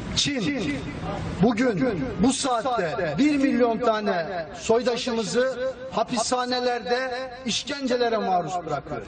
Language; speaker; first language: Turkish; native; Turkish